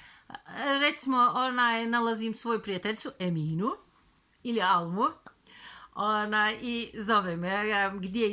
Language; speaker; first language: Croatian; non-native, fluent; Turkish